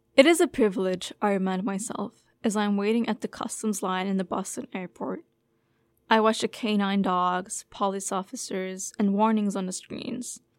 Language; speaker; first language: English; non-native, fluent; Turkish